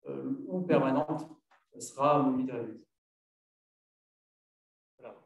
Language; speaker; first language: French; native; French